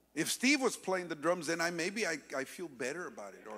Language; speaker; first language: English; native; English